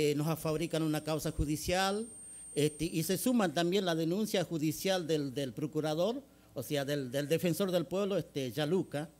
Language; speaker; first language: Spanish; native; Spanish